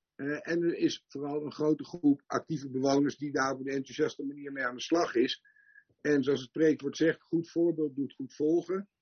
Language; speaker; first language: Dutch; native; Dutch